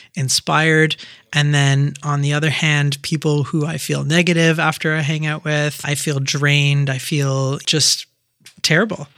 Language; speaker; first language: English; native; English